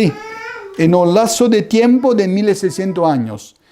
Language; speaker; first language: Spanish; non-native, fluent; Italian